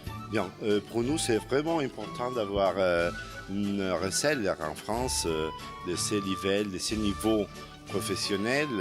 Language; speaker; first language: French; non-native, fluent; Italian